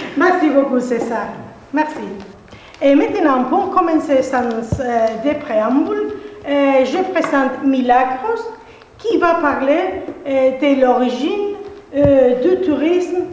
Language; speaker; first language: French; non-native, fluent; Spanish